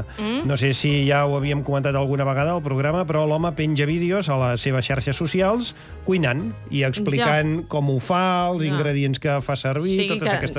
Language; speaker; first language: Catalan; native; Catalan